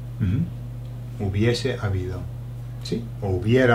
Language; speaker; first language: Spanish; non-native, learner; English